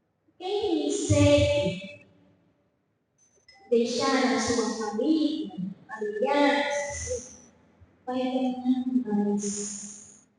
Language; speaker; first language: Portuguese; non-native, fluent; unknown